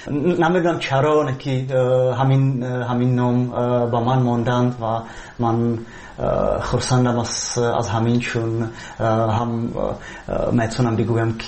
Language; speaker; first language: Persian; non-native, fluent; Czech